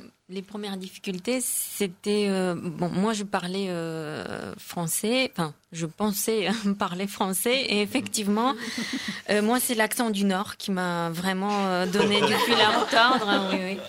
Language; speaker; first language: French; non-native, fluent; Korean